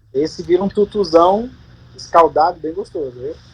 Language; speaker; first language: Portuguese; native; Portuguese